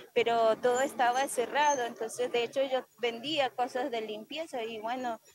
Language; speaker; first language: Spanish; native; Spanish